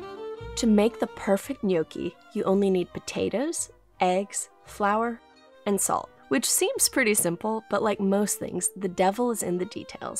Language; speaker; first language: English; native; English